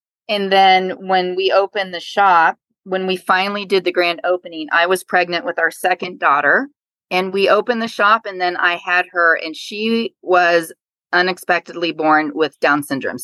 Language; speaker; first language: English; native; English